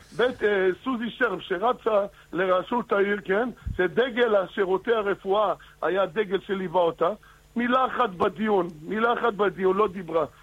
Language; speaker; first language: Hebrew; native; Hebrew